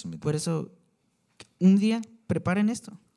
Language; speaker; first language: Spanish; non-native, learner; Korean